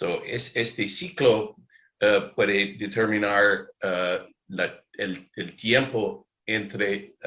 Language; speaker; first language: Spanish; non-native, learner; English